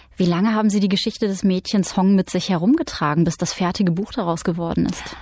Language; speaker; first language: German; native; German